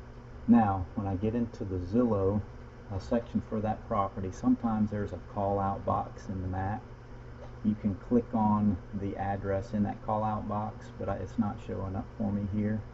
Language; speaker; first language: English; native; English